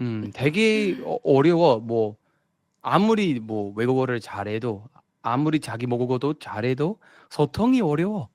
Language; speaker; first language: Korean; non-native, fluent; English